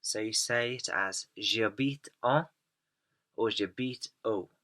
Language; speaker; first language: French; non-native, fluent; English